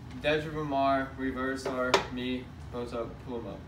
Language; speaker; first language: Spanish; non-native, learner; English